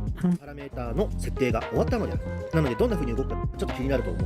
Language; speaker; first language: Japanese; native; Japanese